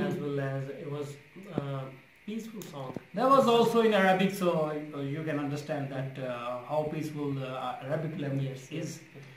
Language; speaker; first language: English; non-native, local second language; Urdu